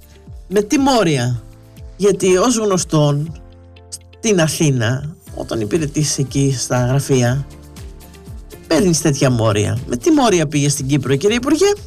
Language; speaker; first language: Greek; native; Greek